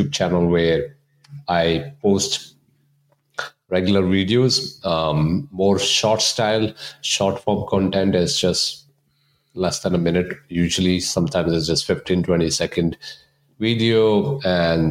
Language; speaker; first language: English; non-native, local second language; Punjabi